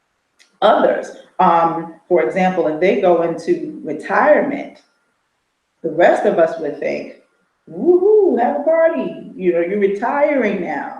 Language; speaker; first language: English; native; English